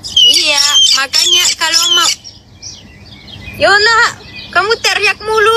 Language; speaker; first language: Indonesian; native; Indonesian